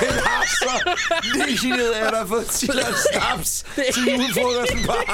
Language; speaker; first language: Danish; native; Danish